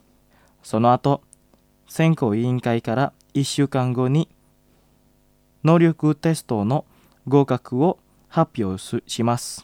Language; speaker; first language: Japanese; non-native, fluent; Indonesian